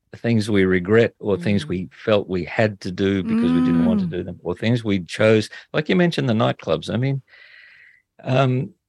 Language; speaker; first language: English; native; English